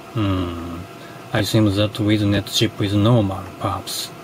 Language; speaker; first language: English; non-native, learner; Japanese